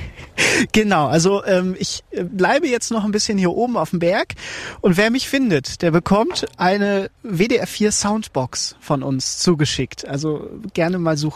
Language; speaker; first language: German; native; German